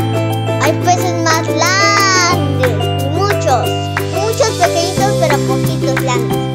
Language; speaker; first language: Spanish; early bilingual, heritage; Spanish